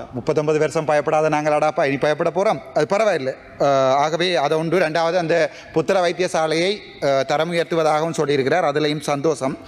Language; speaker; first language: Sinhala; non-native, local second language; Tamil